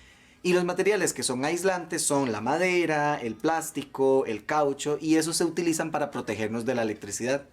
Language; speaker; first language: Spanish; native; Spanish